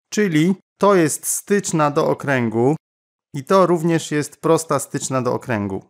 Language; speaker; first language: Polish; native; Polish